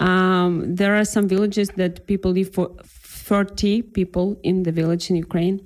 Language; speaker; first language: English; non-native, fluent; Ukrainian